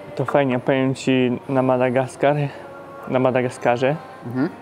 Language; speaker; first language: Polish; native; Polish